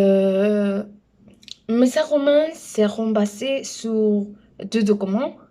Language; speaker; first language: French; non-native, learner; Spanish